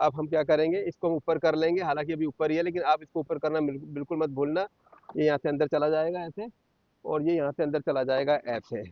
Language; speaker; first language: Hindi; native; Hindi